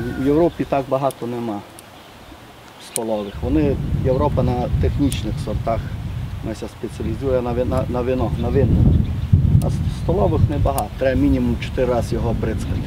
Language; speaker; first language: Ukrainian; native; Ukrainian